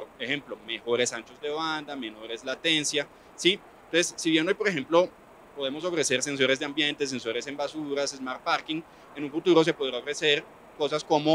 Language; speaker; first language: Spanish; native; Spanish